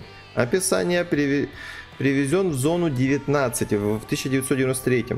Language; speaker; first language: Russian; native; Russian